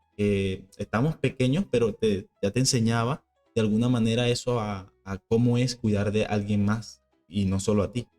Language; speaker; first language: Spanish; native; Spanish